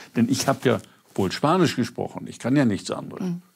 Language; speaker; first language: German; native; German